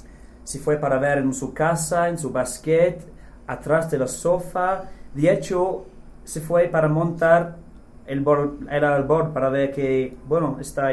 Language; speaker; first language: Spanish; non-native, fluent; English